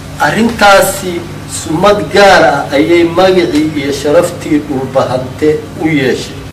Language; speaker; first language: Somali; native; Somali